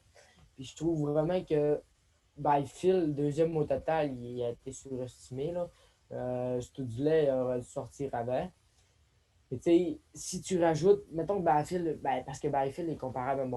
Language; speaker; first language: French; native; French